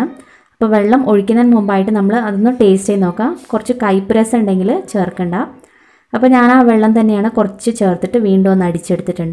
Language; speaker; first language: Malayalam; native; Malayalam